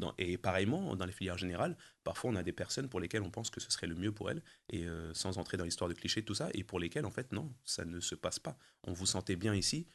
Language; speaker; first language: French; early bilingual, other home language; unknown